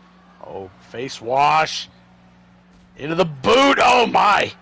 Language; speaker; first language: English; native; English